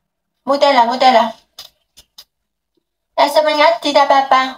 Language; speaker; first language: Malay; non-native, learner; Vietnamese